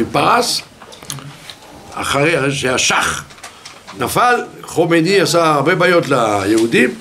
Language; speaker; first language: Hebrew; non-native, fluent; French